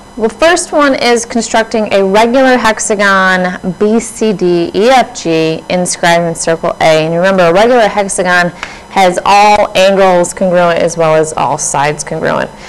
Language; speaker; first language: English; native; English